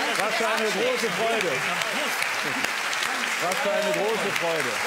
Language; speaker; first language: German; native; German